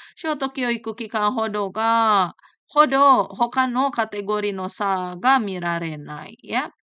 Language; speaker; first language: Japanese; non-native, fluent; Indonesian